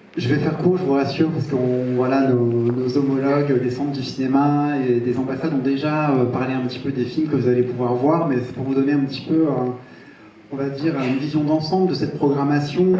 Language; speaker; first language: French; native; French